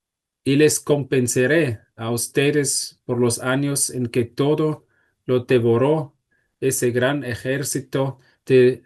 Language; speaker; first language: Spanish; non-native, fluent; German